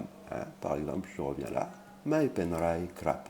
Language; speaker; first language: French; native; French